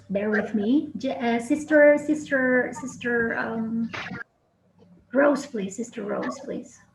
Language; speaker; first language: English; non-native, fluent; Indonesian